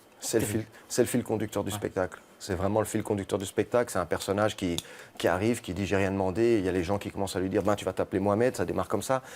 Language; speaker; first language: French; early bilingual, other home language; Arabic